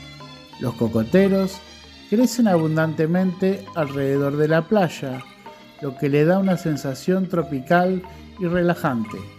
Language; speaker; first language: Spanish; non-native, fluent; Indonesian